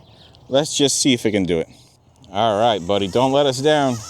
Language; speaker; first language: English; native; English